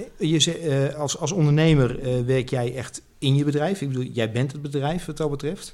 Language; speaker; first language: Dutch; native; Dutch